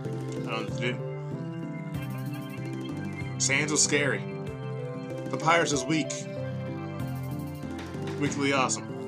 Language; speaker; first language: English; native; English